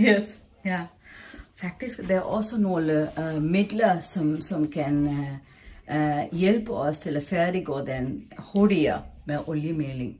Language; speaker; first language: Danish; non-native, fluent; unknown